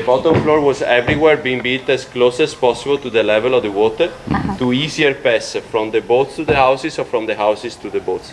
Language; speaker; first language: English; non-native, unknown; Italian